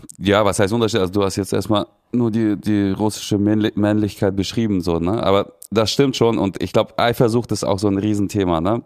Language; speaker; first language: German; early bilingual, other home language; Russian